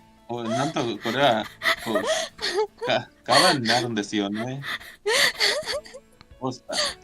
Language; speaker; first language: Japanese; non-native, learner; Spanish